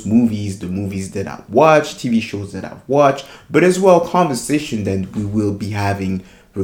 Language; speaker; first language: English; non-native, fluent; French